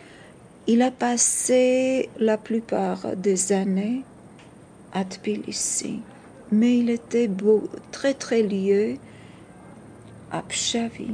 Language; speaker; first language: French; non-native, fluent; Georgian